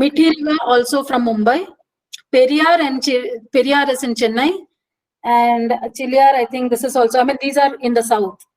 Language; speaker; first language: English; non-native, local second language; Kannada